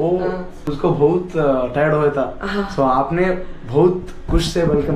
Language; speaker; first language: Hindi; non-native, local second language; Kannada